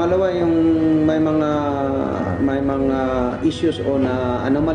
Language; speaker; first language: Filipino; native; Filipino